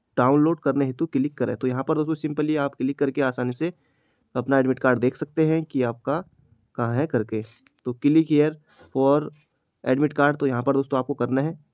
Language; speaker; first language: Hindi; native; Hindi